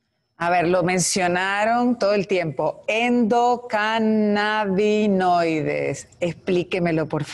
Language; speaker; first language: Spanish; native; Spanish